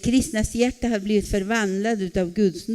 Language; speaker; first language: Swedish; non-native, fluent; Spanish